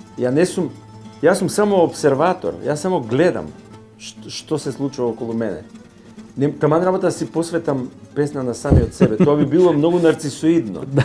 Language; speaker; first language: Macedonian; native; Macedonian